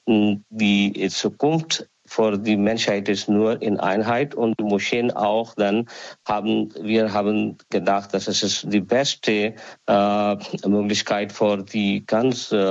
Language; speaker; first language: German; non-native, learner; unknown